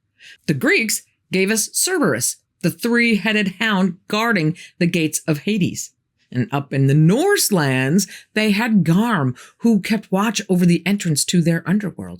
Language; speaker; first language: English; native; English